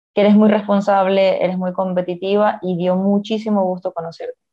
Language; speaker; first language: Spanish; native; Spanish